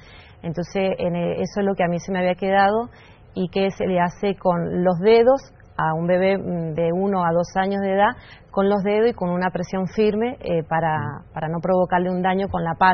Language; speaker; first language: Spanish; native; Spanish